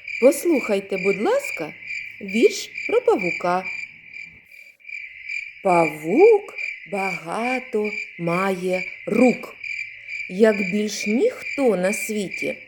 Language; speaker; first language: Ukrainian; native; Ukrainian